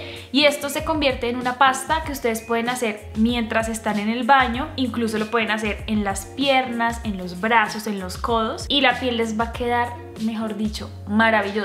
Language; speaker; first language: Spanish; native; Spanish